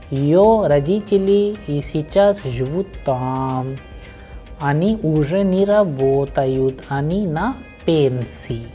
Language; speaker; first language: Russian; non-native, fluent; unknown